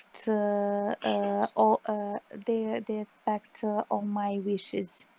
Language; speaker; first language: English; non-native, learner; Serbian